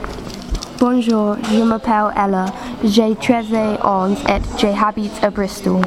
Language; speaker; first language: French; non-native, learner; English